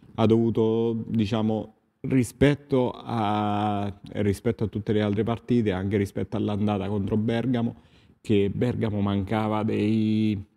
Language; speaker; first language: Italian; native; Italian